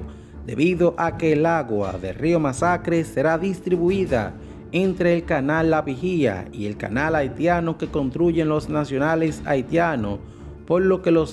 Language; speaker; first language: Spanish; native; Spanish